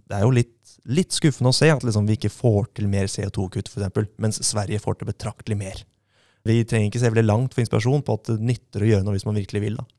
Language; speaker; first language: Norwegian; native; Norwegian